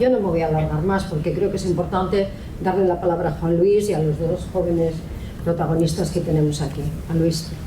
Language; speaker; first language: Spanish; native; Spanish